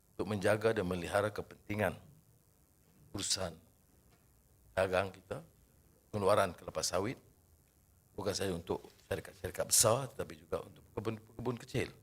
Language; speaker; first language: Malay; native; Malay